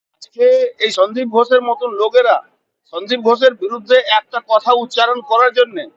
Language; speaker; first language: Bangla; non-native, local second language; Hindi